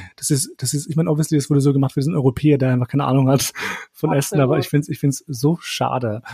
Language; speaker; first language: German; early bilingual, other home language; Albanian